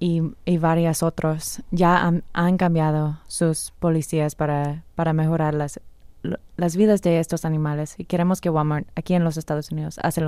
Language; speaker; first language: Spanish; non-native, fluent; English